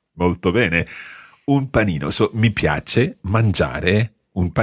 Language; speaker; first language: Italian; non-native, fluent; English